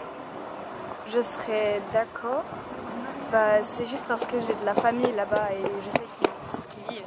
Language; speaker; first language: French; early bilingual, other home language; Ukrainian